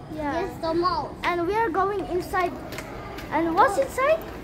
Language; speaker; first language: English; non-native, learner; Indonesian